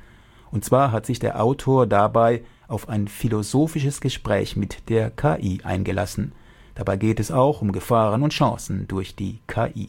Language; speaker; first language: German; native; German